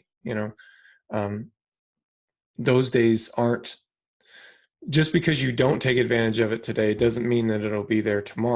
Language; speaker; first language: English; native; English